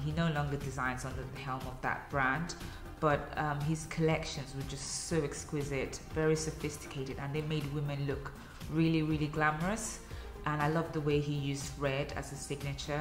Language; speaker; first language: English; early bilingual, other home language; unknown